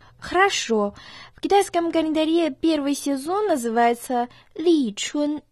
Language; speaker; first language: Russian; non-native, fluent; Chinese